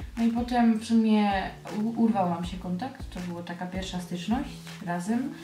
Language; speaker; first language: Polish; native; Polish